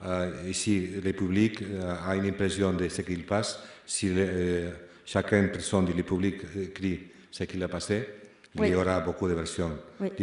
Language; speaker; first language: French; non-native, fluent; Spanish